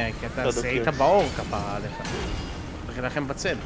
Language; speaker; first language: Hebrew; native; Hebrew